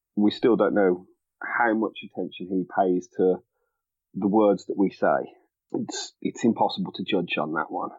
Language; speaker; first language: English; native; English